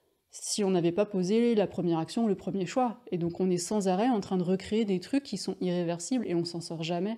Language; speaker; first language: French; native; French